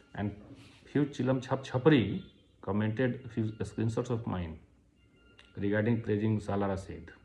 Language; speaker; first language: English; non-native, local second language; Hindi